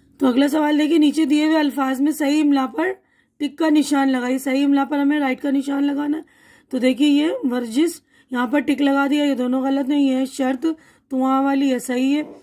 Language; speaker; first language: Urdu; native; Urdu